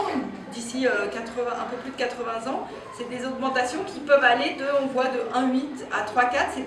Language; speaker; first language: French; native; French